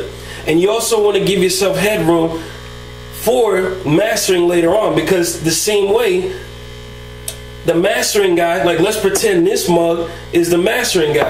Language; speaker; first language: English; native; English